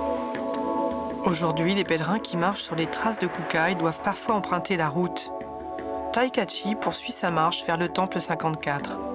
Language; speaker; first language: French; native; French